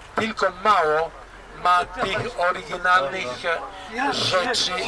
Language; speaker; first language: Polish; non-native, learner; Albanian